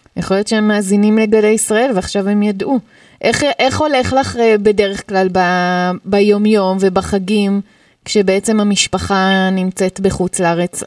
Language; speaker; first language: Hebrew; native; Hebrew